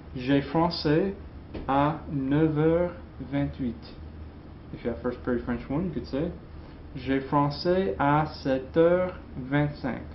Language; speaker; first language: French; non-native, fluent; English